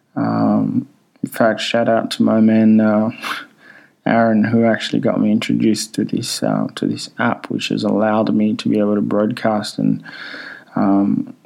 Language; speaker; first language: English; early bilingual, other home language; Swahili